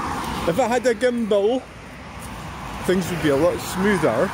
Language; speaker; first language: English; native; English